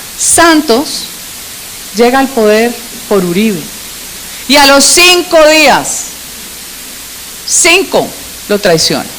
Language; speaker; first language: Spanish; native; Spanish